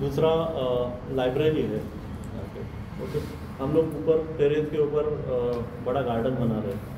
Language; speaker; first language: Hindi; non-native, local second language; Marathi